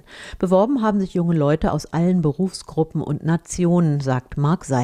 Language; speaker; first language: German; native; German